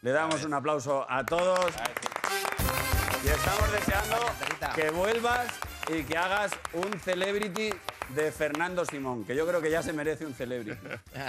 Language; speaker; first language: Spanish; native; Spanish